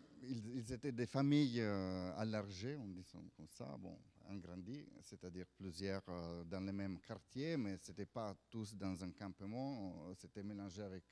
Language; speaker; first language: French; non-native, fluent; Italian